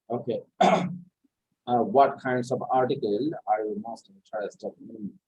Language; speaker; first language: English; non-native, fluent; Bangla